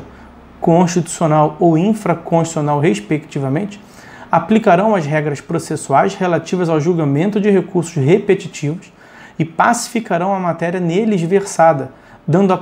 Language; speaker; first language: Portuguese; native; Portuguese